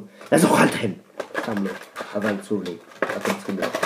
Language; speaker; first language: Hebrew; native; Hebrew